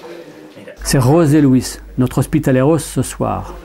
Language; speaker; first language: French; native; French